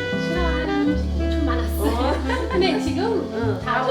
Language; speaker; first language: Korean; non-native, fluent; German